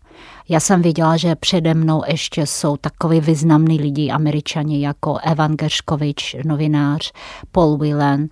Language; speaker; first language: Czech; non-native, fluent; Russian